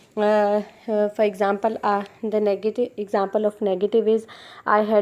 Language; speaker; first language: English; non-native, local second language; Urdu